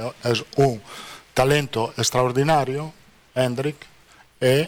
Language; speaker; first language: Portuguese; non-native, learner; Italian